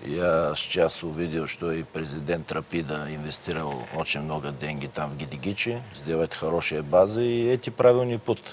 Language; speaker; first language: Russian; non-native, learner; Bulgarian